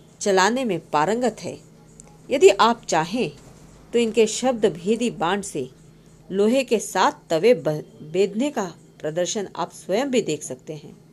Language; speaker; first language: Hindi; non-native, local second language; Marathi